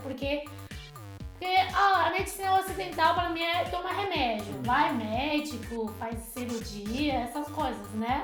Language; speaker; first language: Portuguese; non-native, fluent; Chinese